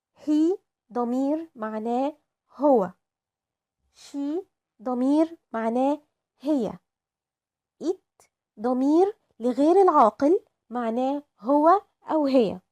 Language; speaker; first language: Arabic; native; Arabic